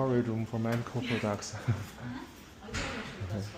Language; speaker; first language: English; non-native, learner; Chinese